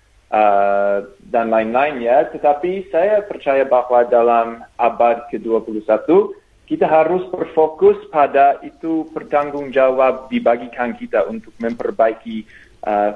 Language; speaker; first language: Indonesian; non-native, fluent; English